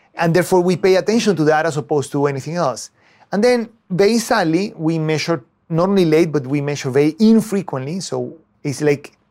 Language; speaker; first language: English; non-native, fluent; Spanish